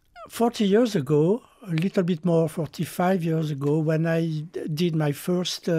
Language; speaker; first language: English; non-native, fluent; French